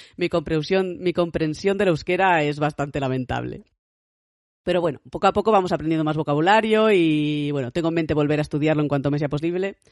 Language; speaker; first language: Spanish; native; Spanish